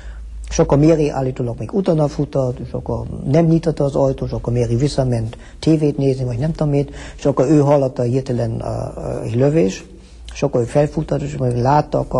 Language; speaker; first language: Hungarian; early bilingual, heritage; Hungarian